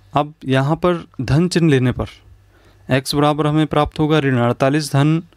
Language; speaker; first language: Hindi; native; Hindi